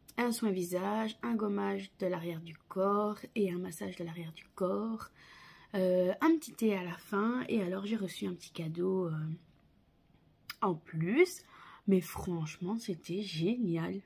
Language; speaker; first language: French; native; French